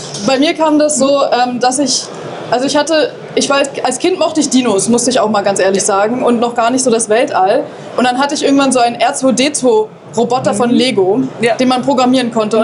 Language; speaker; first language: German; native; German